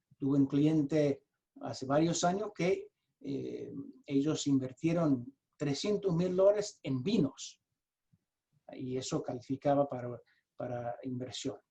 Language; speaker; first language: Spanish; early bilingual, heritage; Spanish